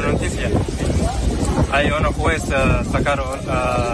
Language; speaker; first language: Spanish; non-native, learner; Arabic